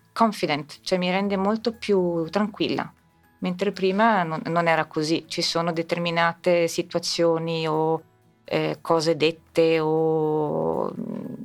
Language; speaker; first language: Italian; native; Italian